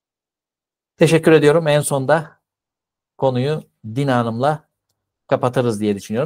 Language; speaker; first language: Turkish; native; Turkish